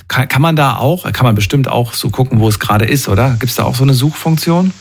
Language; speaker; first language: German; native; German